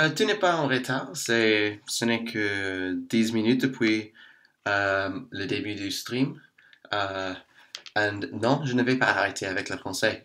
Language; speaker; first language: French; non-native, fluent; English